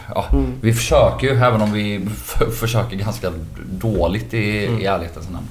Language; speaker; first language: Swedish; native; Swedish